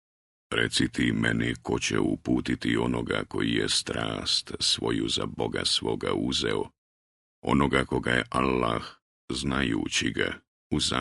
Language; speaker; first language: Croatian; native; Croatian